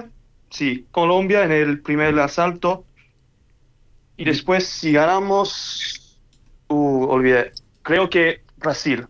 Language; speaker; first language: Spanish; early bilingual, heritage; English